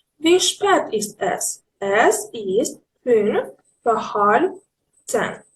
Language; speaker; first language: German; non-native, learner; Ukrainian